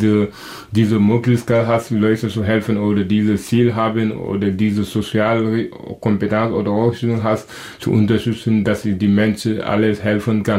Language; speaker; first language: German; non-native, learner; Wolof